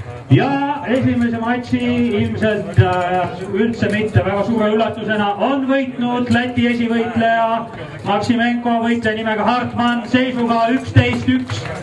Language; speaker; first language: Estonian; native; Estonian